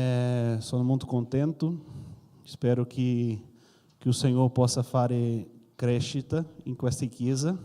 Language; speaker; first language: Italian; non-native, learner; Portuguese